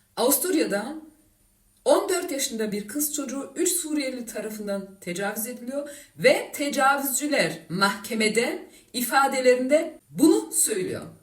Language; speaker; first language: Turkish; native; Turkish